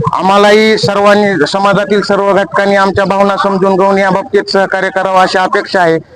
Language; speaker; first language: Marathi; native; Marathi